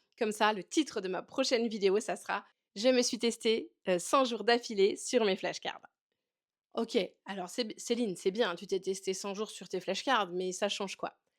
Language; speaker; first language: French; native; French